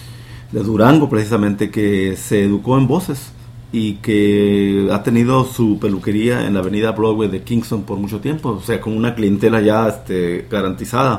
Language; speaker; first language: Spanish; native; Spanish